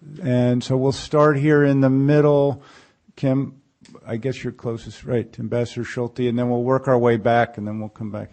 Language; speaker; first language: English; native; English